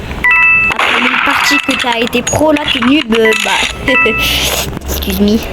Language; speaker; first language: French; native; French